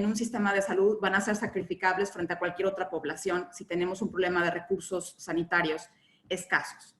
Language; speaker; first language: Spanish; native; Spanish